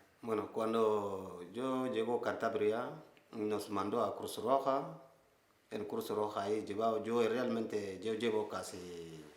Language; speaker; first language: Spanish; non-native, learner; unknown